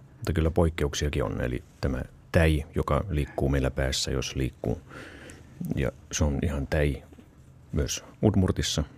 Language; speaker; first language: Finnish; native; Finnish